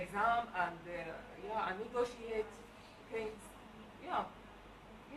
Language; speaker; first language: English; non-native, learner; Arabic